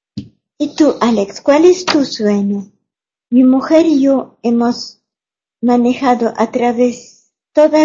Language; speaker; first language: Spanish; non-native, learner; German